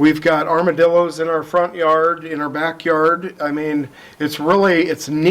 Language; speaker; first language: English; native; English